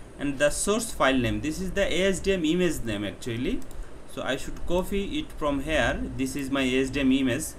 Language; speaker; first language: English; non-native, local second language; Bangla